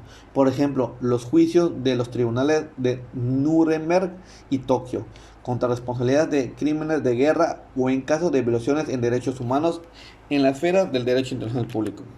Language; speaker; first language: Spanish; native; Spanish